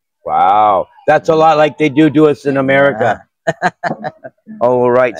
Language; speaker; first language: English; native; English